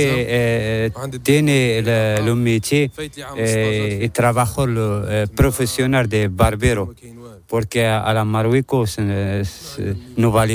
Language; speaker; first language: Spanish; non-native, learner; Arabic